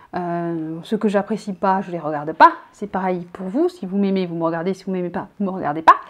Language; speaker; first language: French; native; French